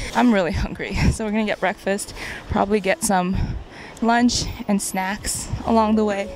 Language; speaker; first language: English; non-native, fluent; Chinese